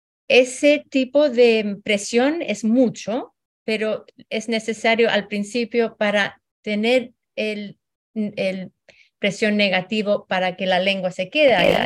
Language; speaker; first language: Spanish; early bilingual, heritage; Spanish